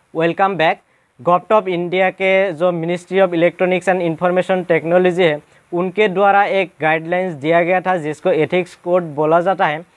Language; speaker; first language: Hindi; non-native, local second language; Assamese